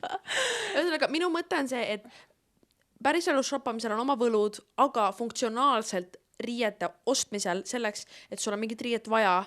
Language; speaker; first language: Estonian; native; Estonian